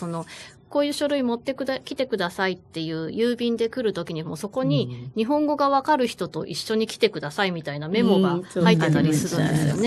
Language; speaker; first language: Japanese; native; Japanese